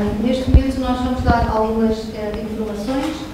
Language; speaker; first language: Portuguese; native; Portuguese